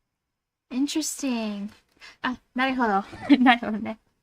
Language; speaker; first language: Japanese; non-native, learner; English